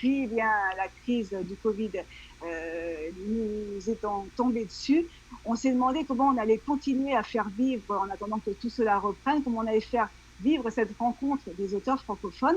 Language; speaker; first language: French; native; French